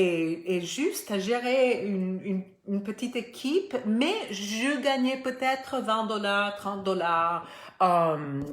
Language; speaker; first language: French; non-native, fluent; Spanish